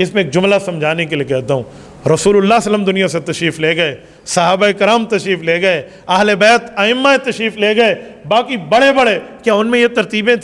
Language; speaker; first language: Urdu; native; Urdu